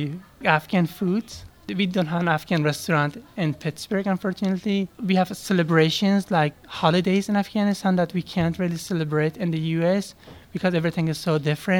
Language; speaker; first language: English; non-native, fluent; Persian